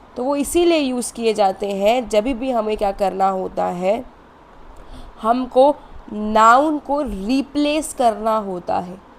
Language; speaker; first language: Hindi; native; Hindi